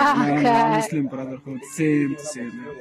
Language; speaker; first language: English; non-native, learner; Arabic